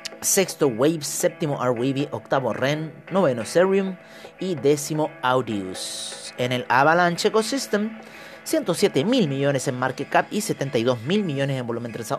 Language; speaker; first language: Spanish; native; Spanish